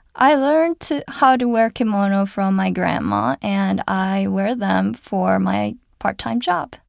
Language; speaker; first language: English; non-native, fluent; Japanese